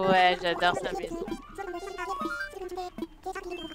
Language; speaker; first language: French; non-native, fluent; English